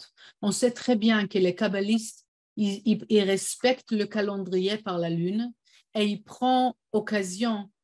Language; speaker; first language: French; non-native, fluent; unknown